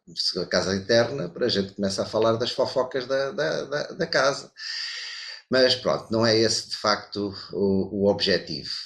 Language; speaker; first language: Portuguese; native; Portuguese